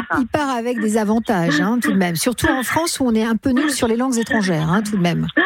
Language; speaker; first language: French; native; French